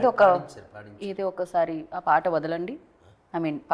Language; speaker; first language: Telugu; native; Telugu